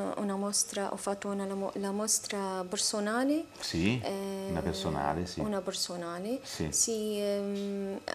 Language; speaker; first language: Italian; non-native, learner; Arabic